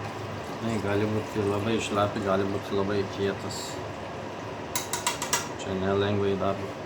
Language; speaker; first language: Lithuanian; non-native, learner; Turkish